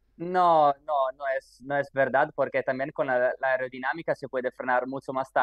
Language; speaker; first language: Spanish; non-native, fluent; Italian